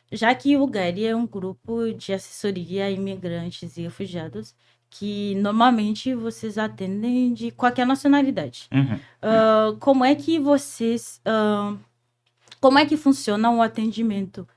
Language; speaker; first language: Portuguese; non-native, fluent; Haitian Creole